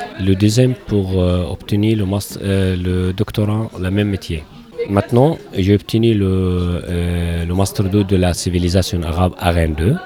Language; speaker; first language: French; non-native, learner; Arabic